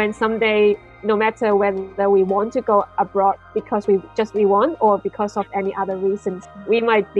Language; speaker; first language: English; non-native, local second language; Cantonese